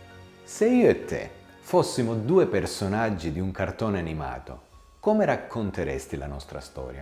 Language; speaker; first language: Italian; native; Italian